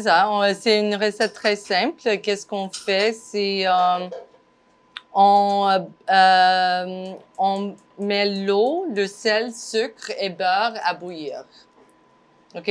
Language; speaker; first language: French; non-native, fluent; English